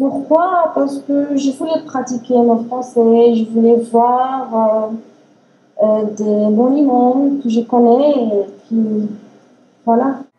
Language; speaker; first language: French; non-native, learner; Arabic